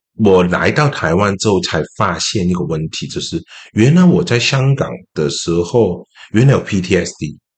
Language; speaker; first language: Chinese; non-native, local second language; Cantonese